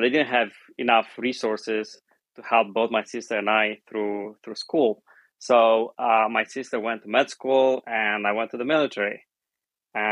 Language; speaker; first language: English; non-native, fluent; Romanian